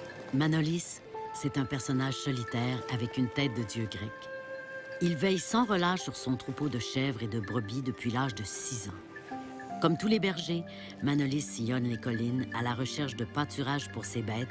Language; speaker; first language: French; native; French